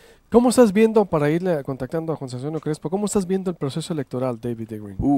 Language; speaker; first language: Spanish; native; Spanish